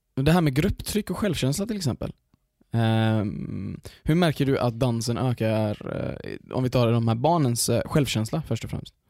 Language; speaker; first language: Swedish; early bilingual, other home language; Arabic